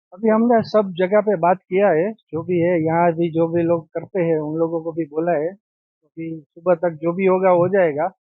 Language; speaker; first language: Hindi; non-native, local second language; Gujarati